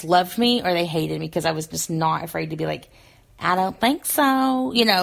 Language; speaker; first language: English; native; English